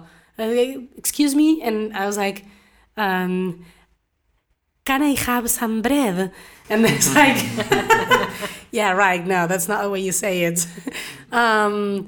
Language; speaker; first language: English; non-native, fluent; Spanish